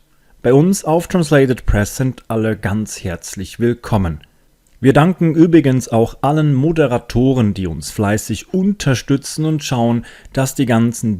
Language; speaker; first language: German; native; German